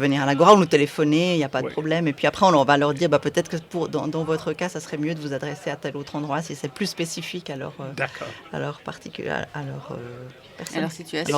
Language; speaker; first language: French; native; French